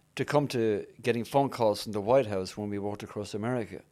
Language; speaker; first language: English; native; English